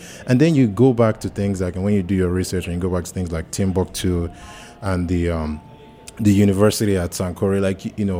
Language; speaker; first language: English; non-native, local second language; Yoruba